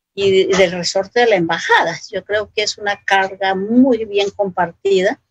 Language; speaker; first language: Spanish; non-native, local second language; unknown